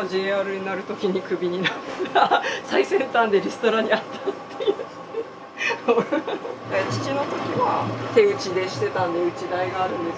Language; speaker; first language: Japanese; native; Japanese